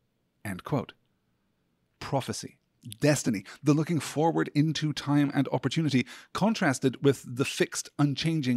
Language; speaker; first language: English; native; English